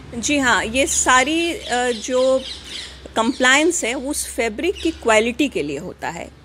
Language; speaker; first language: Hindi; native; Hindi